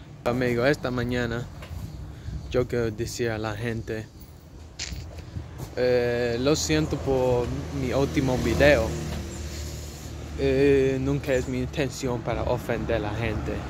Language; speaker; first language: Spanish; non-native, learner; English